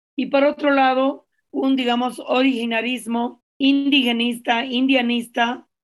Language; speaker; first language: Spanish; native; Spanish